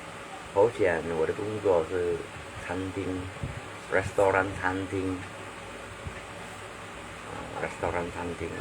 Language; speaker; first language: Chinese; non-native, learner; Hakka Chinese